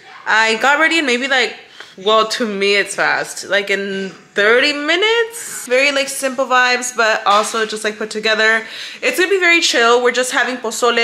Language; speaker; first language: English; early bilingual, other home language; Spanish